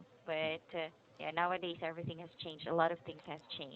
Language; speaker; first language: English; non-native, fluent; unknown